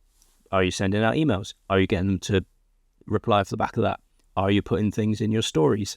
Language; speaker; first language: English; native; English